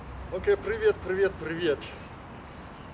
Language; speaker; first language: Russian; non-native, learner; Chinese